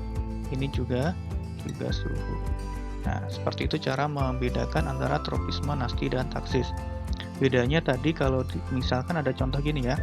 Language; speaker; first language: Indonesian; native; Indonesian